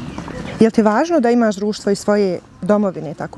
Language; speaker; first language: Bosnian; native; Bosnian